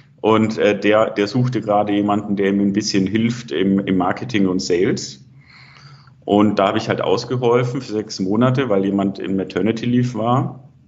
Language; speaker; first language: German; native; German